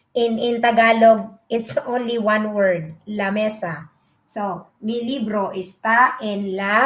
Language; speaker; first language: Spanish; non-native, learner; Filipino